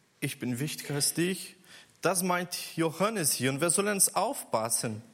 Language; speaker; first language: German; non-native, learner; Portuguese